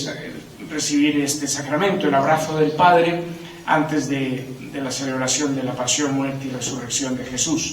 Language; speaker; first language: Spanish; native; Spanish